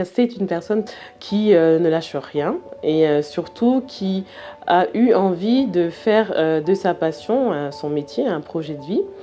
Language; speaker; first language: French; native; French